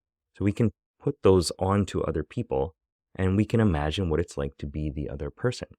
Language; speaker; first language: English; native; English